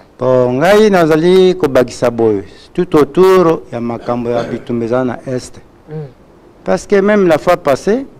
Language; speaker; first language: Lingala; non-native, local second language; Luba-Lulua